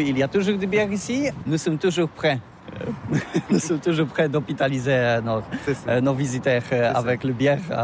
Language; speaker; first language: French; non-native, learner; Polish